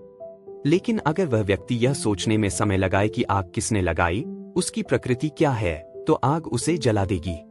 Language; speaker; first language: Hindi; native; Hindi